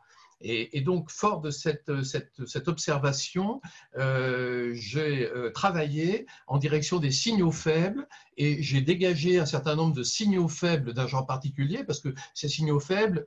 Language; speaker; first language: French; native; French